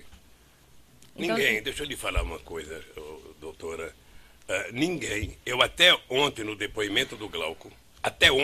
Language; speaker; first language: Portuguese; native; Portuguese